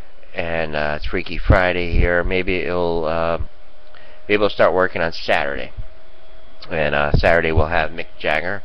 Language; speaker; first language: English; native; English